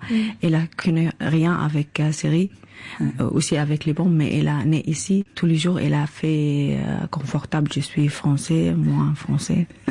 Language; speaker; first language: French; non-native, learner; Arabic